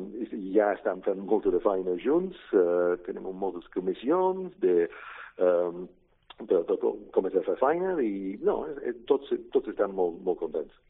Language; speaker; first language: Catalan; non-native, learner; English